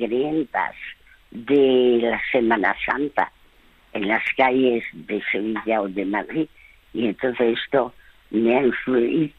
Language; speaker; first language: Spanish; early bilingual, other home language; French